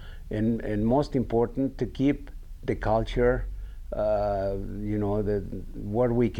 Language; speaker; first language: English; non-native, learner; Spanish